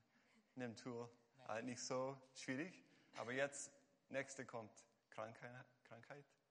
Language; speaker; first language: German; non-native, fluent; Hungarian